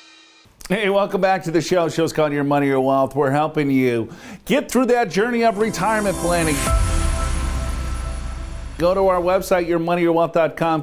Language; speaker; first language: English; native; English